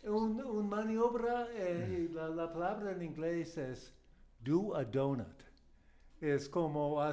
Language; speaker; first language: Spanish; non-native, learner; English